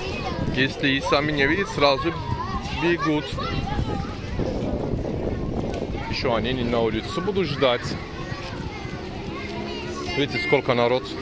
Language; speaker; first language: Russian; non-native, learner; Turkish